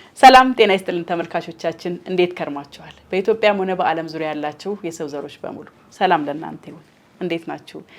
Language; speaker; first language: Amharic; native; Amharic